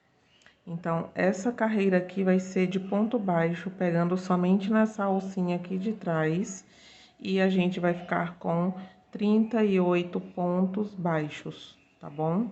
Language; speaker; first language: Portuguese; native; Portuguese